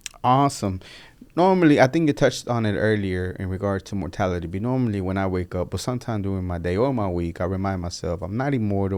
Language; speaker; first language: English; early bilingual, other home language; Spanish